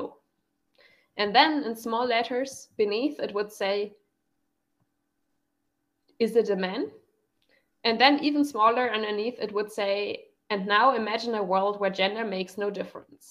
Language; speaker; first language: English; non-native, fluent; German